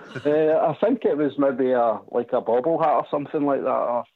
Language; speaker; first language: English; native; English